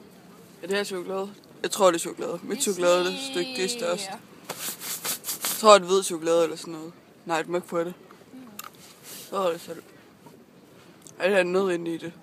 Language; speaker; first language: Danish; native; Danish